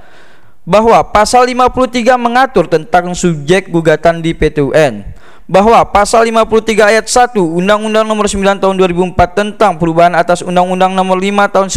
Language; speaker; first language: Indonesian; native; Indonesian